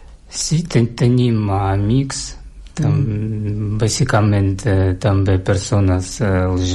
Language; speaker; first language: Catalan; non-native, learner; Russian